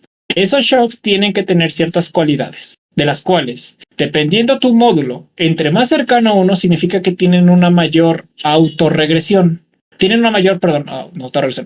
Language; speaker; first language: Spanish; native; Spanish